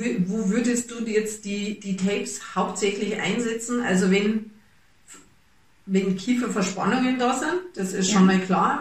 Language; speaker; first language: German; native; German